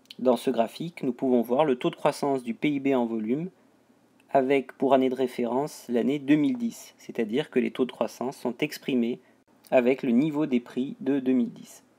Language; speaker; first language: French; native; French